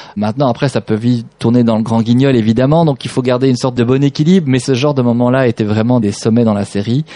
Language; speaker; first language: French; native; French